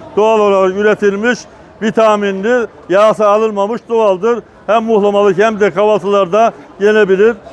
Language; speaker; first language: Turkish; native; Turkish